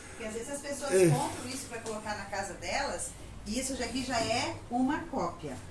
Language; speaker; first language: Portuguese; native; Portuguese